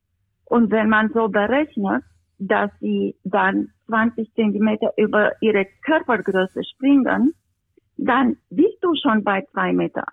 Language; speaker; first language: German; non-native, fluent; Romanian